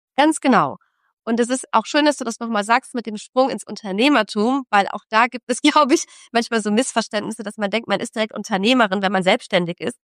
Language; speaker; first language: German; early bilingual, other home language; Polish